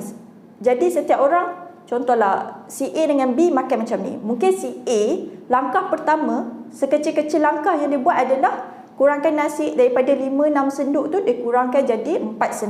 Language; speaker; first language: Malay; native; Malay